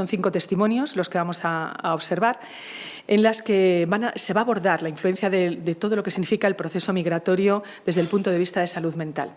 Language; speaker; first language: Spanish; native; Spanish